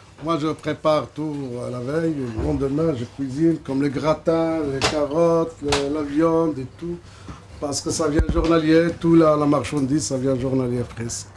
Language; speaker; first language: French; non-native, local second language; Arabic